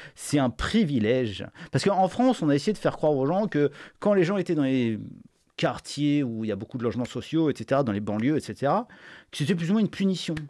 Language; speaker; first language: French; native; French